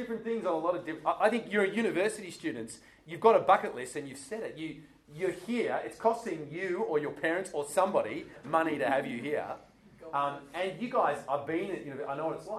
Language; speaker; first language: English; native; English